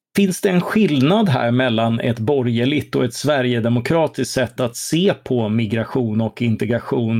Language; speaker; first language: Swedish; native; Swedish